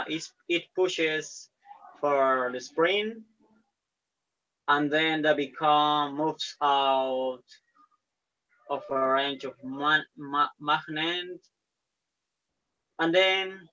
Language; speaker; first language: English; non-native, learner; Spanish